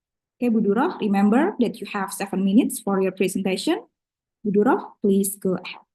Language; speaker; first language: English; non-native, local second language; Indonesian